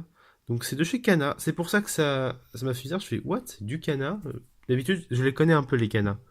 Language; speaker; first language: French; native; French